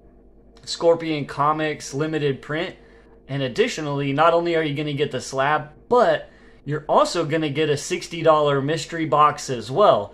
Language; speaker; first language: English; native; English